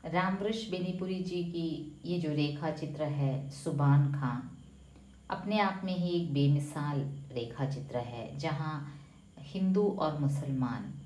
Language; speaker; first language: Hindi; non-native, local second language; Malayalam